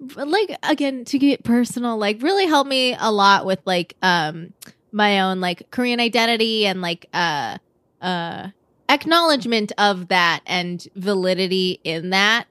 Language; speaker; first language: English; native; English